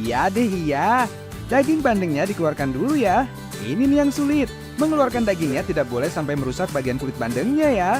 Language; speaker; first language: Indonesian; native; Indonesian